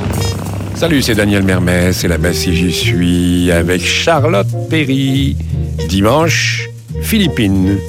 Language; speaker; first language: French; native; French